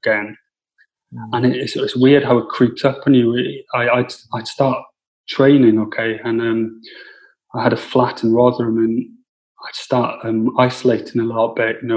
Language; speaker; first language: English; native; English